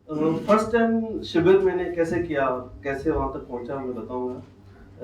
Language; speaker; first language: Hindi; non-native, local second language; Gujarati